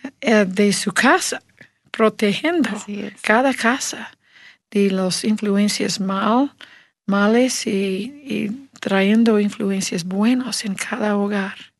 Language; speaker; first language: Spanish; non-native, learner; English